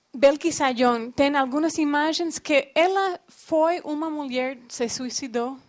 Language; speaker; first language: Portuguese; non-native, fluent; English